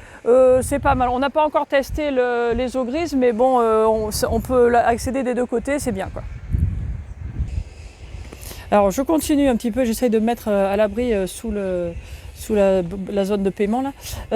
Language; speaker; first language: French; native; French